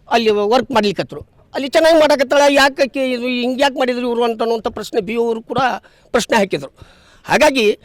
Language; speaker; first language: Kannada; native; Kannada